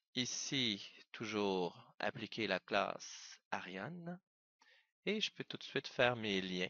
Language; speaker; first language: French; native; French